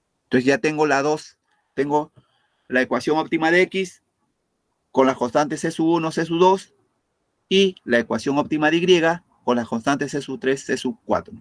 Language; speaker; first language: Spanish; native; Spanish